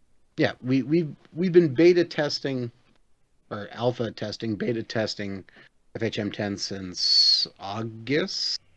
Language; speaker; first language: English; native; English